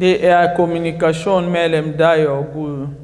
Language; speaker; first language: Swedish; non-native, learner; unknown